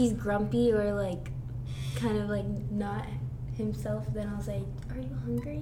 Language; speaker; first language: English; native; English